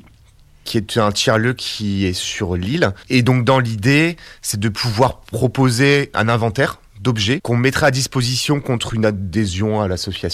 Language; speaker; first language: French; native; French